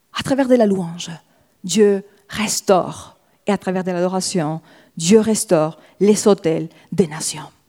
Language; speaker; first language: French; non-native, fluent; Spanish